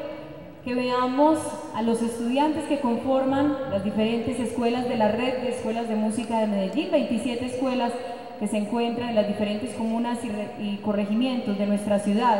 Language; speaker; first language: Spanish; native; Spanish